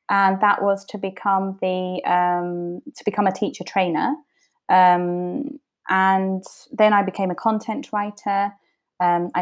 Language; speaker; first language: English; early bilingual, other home language; Bosnian